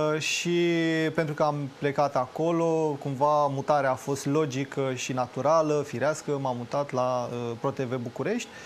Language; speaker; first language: Romanian; native; Romanian